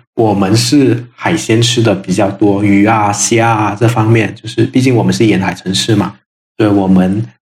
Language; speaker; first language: Chinese; non-native, local second language; Min Nan Chinese